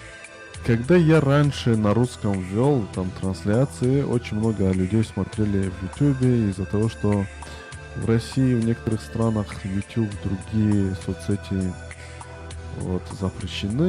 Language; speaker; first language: Russian; non-native, local second language; Tajik